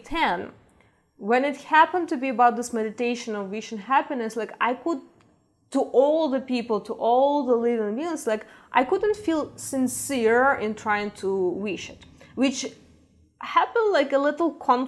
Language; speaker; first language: English; non-native, fluent; Ukrainian